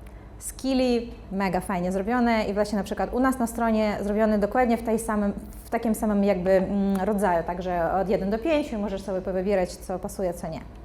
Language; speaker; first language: Polish; non-native, fluent; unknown